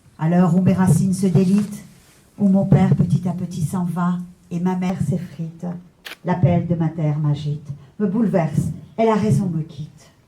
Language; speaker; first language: French; early bilingual, other home language; Persian